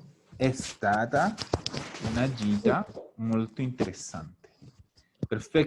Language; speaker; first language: Italian; non-native, fluent; Spanish